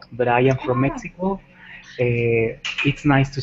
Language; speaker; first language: English; non-native, fluent; Spanish